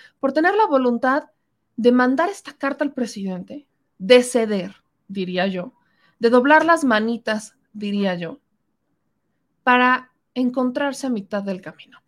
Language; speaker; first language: Spanish; native; Spanish